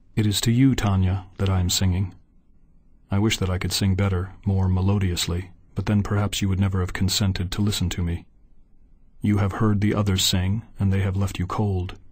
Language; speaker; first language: English; native; English